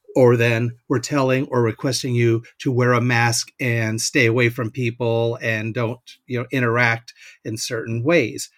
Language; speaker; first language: English; native; English